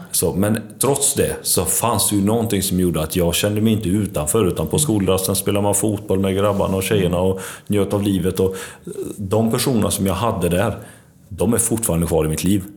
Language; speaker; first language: Swedish; early bilingual, other home language; Albanian